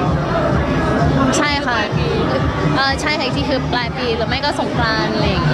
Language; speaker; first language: Thai; native; Thai